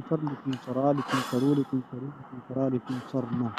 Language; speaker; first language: Arabic; non-native, fluent; Urdu